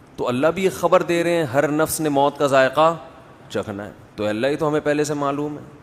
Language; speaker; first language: Urdu; non-native, local second language; Pashto